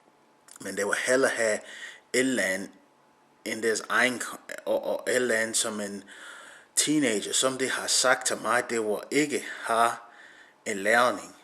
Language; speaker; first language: Danish; non-native, learner; English